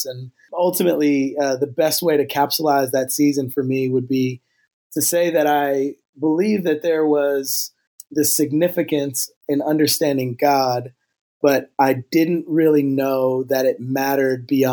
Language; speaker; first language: English; native; English